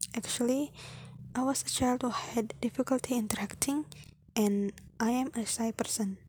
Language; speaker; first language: English; non-native, fluent; Indonesian